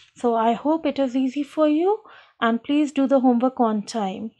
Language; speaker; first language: English; non-native, local second language; Hindi